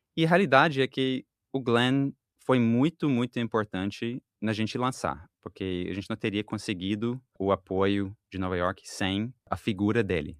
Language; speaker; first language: Portuguese; non-native, fluent; English